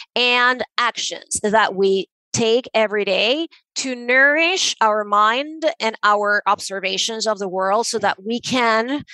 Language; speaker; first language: English; non-native, fluent; Spanish